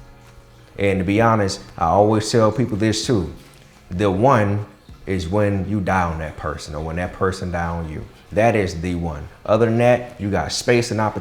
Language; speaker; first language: English; native; English